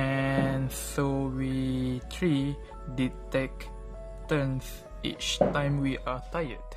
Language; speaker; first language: English; non-native, local second language; Malay